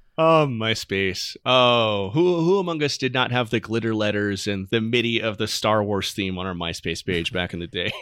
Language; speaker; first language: English; native; English